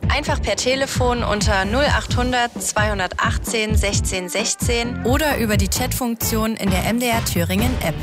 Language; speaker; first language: German; native; German